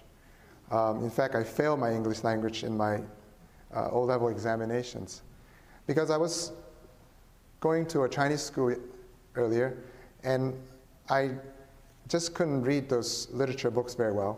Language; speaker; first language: English; non-native, local second language; Chinese